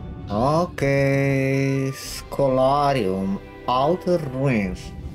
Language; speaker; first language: English; non-native, fluent; Romanian